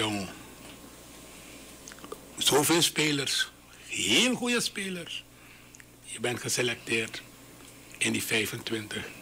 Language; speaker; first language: Dutch; non-native, local second language; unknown